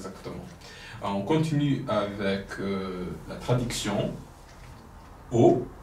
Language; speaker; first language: French; non-native, local second language; Kinyarwanda